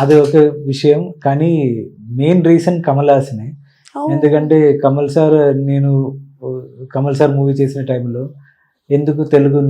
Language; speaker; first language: Telugu; non-native, learner; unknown